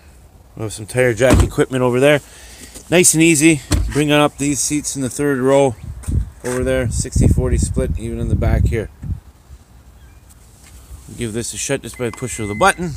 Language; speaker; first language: English; native; English